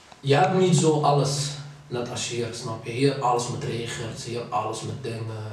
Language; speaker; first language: Dutch; non-native, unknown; Arabic